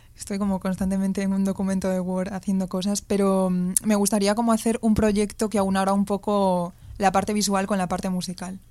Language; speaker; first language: Spanish; native; Spanish